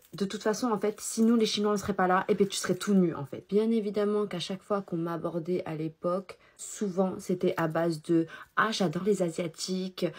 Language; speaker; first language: French; early bilingual, other home language; Chinese